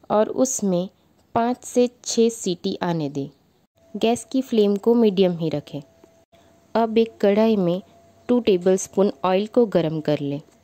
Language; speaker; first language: Hindi; native; Hindi